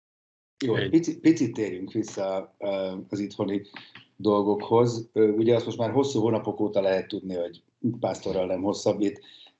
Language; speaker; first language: Hungarian; native; Hungarian